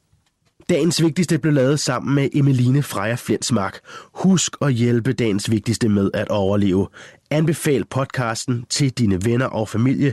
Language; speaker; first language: Danish; native; Danish